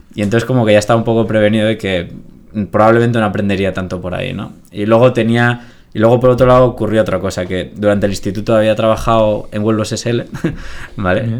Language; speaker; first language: Spanish; native; Spanish